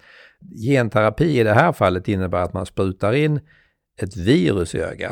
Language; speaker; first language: Swedish; native; Swedish